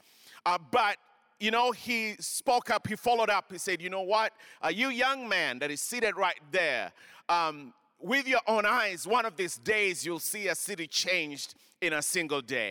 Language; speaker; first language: English; non-native, local second language; Luyia